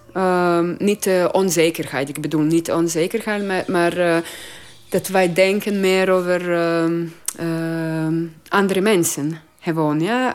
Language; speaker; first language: Dutch; non-native, learner; Croatian